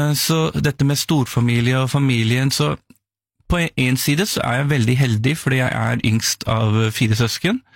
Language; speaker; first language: Norwegian; early bilingual, other home language; Urdu